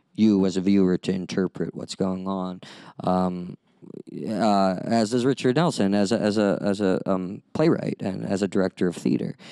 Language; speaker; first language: English; native; English